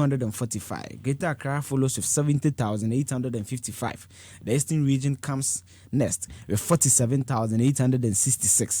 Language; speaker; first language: English; non-native, local second language; Akan